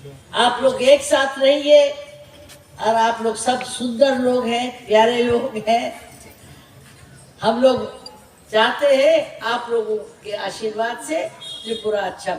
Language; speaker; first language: Hindi; non-native, local second language; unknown